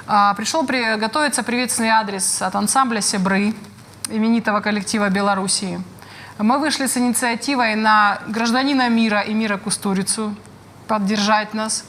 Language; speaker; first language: Russian; native; Russian